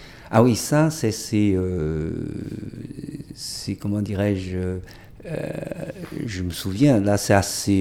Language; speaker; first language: French; non-native, fluent; Chinese